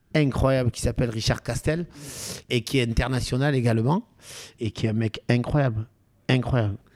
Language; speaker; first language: French; native; French